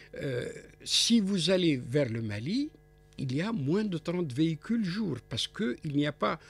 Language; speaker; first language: French; non-native, local second language; Arabic